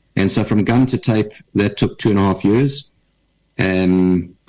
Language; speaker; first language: English; native; English